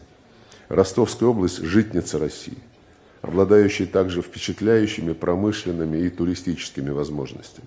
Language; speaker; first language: Russian; native; Russian